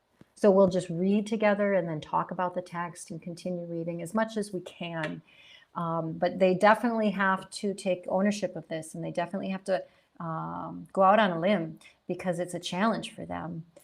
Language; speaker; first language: English; native; English